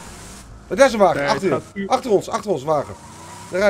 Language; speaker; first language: Dutch; native; Dutch